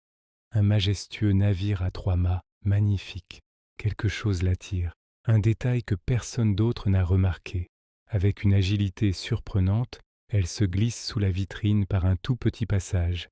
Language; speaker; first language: French; native; French